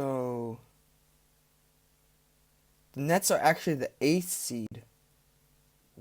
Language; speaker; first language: English; native; English